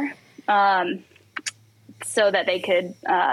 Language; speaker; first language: English; native; English